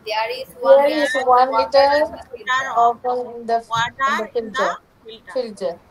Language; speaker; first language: English; non-native, learner; Bangla